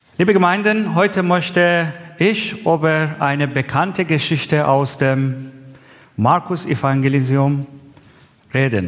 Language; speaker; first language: German; non-native, learner; Persian